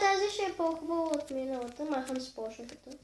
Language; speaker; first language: Bulgarian; native; Bulgarian